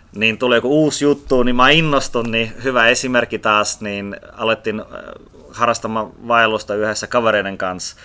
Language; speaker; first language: Finnish; non-native, fluent; Russian